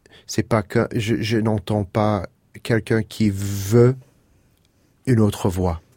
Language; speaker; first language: French; non-native, fluent; English